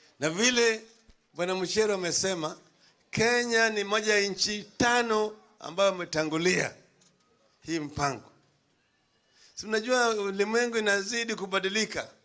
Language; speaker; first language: Swahili; non-native, local second language; Luo (Kenya and Tanzania)